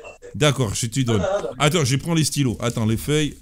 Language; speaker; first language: French; native; French